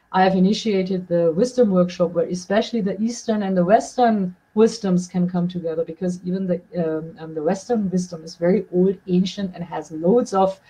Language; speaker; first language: English; non-native, fluent; German